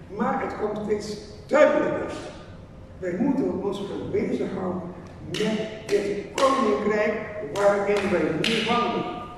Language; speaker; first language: Dutch; non-native, fluent; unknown